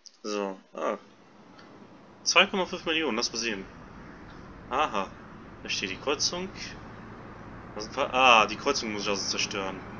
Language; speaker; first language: German; native; German